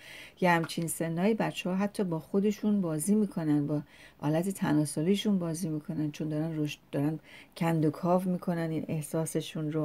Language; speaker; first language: Persian; native; Persian